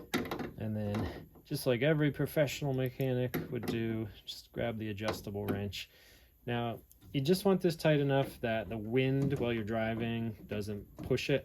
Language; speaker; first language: English; native; English